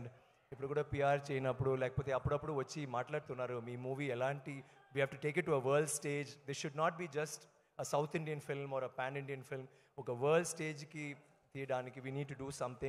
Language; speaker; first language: Telugu; non-native, learner; Tamil